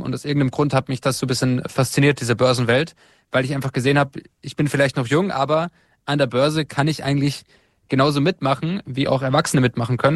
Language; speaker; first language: German; native; German